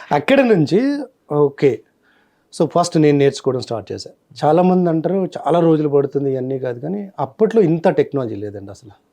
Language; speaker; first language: Telugu; native; Telugu